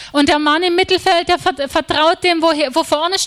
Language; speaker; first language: German; native; German